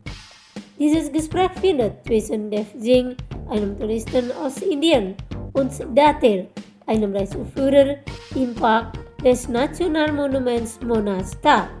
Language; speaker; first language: German; non-native, fluent; Indonesian